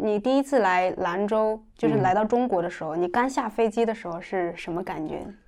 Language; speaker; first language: Chinese; native; Chinese